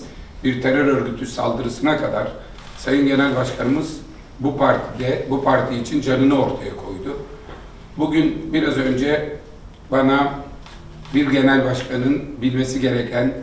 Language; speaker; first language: Turkish; native; Turkish